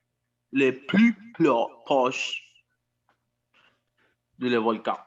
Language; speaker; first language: French; non-native, learner; Spanish